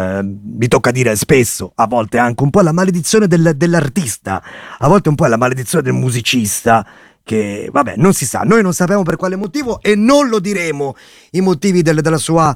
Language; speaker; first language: Italian; native; Italian